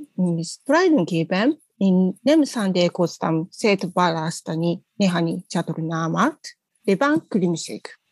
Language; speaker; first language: Hungarian; non-native, learner; Japanese